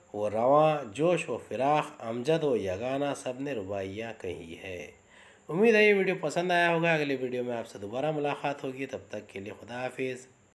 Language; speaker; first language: Urdu; native; Urdu